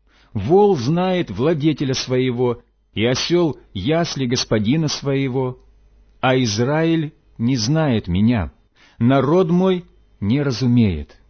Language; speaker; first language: Russian; native; Russian